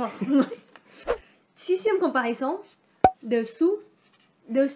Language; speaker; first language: French; non-native, fluent; Thai